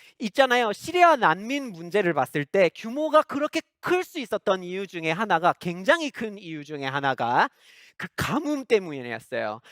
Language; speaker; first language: Korean; non-native, fluent; English